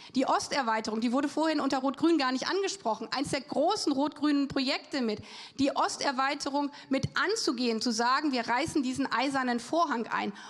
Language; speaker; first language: German; native; German